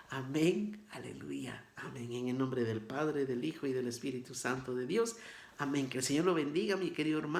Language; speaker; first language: Spanish; native; Spanish